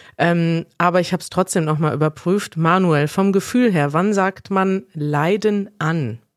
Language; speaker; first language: German; native; German